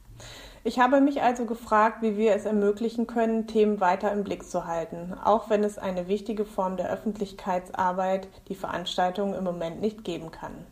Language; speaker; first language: German; native; German